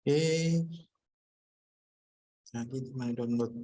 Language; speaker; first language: Indonesian; native; Indonesian